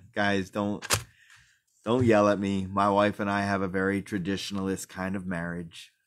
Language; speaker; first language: English; native; English